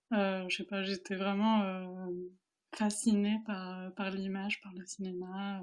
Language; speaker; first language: French; early bilingual, other home language; Spanish